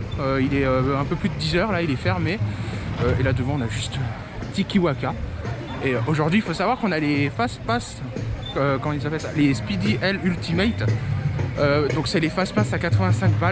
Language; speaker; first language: French; native; French